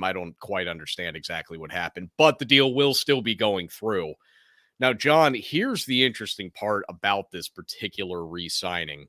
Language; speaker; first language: English; native; English